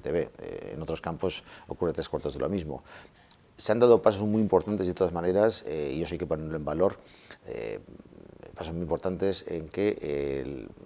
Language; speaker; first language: Spanish; non-native, local second language; Basque